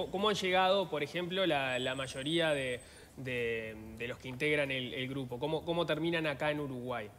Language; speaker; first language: Spanish; native; Spanish